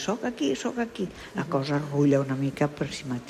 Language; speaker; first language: Catalan; non-native, local second language; Spanish